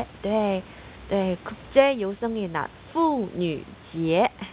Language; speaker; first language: Korean; non-native, fluent; Chinese